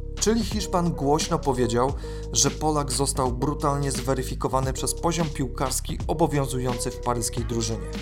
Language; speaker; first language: Polish; native; Polish